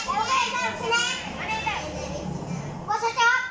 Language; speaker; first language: English; non-native, learner; Khmer